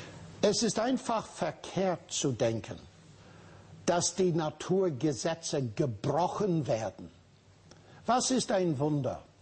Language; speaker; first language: German; non-native, fluent; English